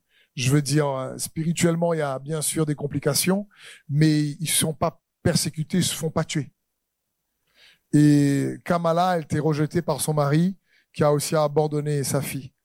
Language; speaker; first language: French; native; French